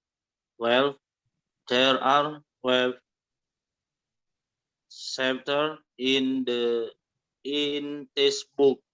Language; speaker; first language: English; non-native, learner; Indonesian